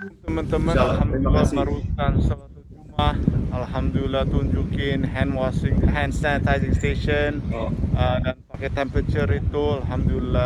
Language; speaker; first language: Indonesian; early bilingual, heritage; English